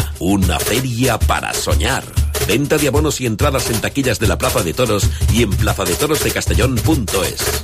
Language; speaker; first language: Spanish; native; Spanish